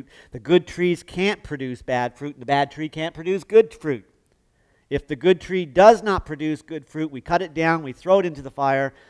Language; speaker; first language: English; native; English